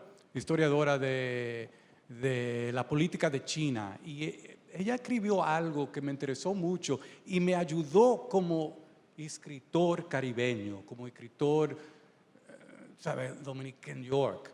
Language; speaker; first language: Spanish; early bilingual, heritage; Spanish